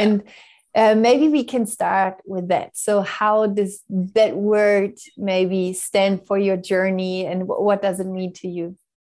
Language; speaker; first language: English; non-native, fluent; German